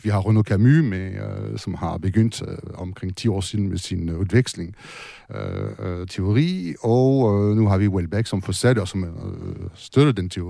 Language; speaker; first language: Danish; non-native, fluent; French